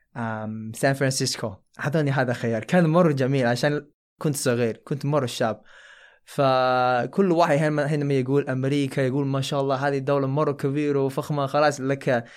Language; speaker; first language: Arabic; non-native, fluent; Chinese